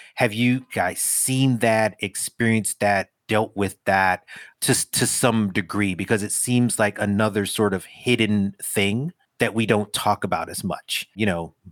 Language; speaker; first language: English; native; English